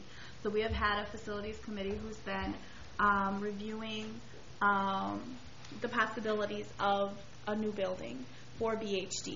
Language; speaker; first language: English; native; English